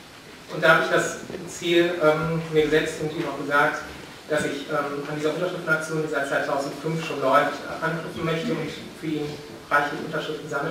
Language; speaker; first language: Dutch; non-native, learner; German